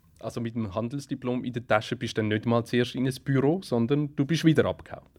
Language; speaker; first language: German; native; German